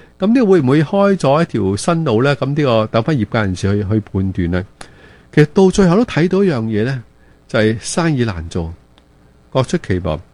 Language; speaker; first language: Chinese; non-native, local second language; Cantonese